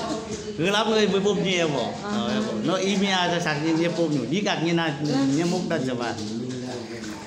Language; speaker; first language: Russian; non-native, learner; Vietnamese